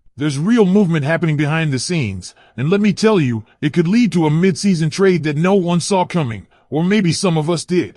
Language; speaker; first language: English; native; English